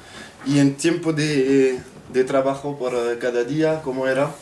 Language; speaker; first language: Spanish; non-native, learner; French